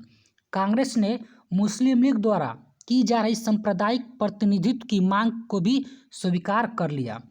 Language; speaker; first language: Hindi; native; Hindi